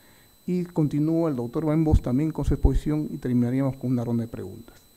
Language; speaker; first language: Spanish; native; Spanish